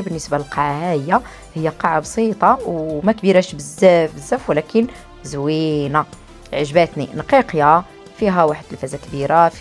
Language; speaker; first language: Arabic; native; Arabic